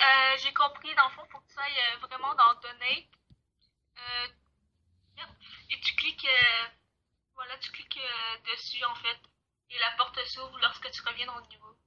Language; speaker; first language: French; native; French